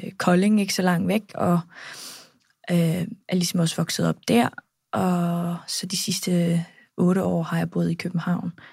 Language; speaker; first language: Danish; early bilingual, other home language; Kurdish